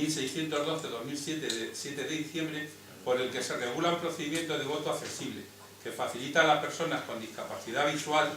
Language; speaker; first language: Spanish; native; Spanish